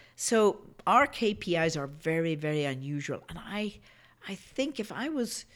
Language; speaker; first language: English; native; English